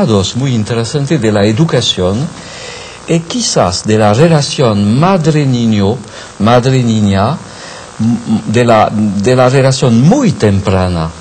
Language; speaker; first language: Spanish; non-native, fluent; French